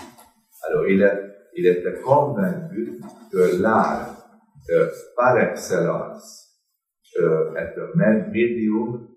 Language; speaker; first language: French; non-native, fluent; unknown